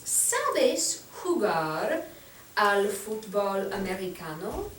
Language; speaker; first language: Spanish; non-native, fluent; English